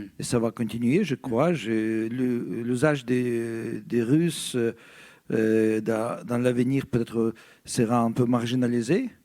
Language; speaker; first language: French; non-native, fluent; Russian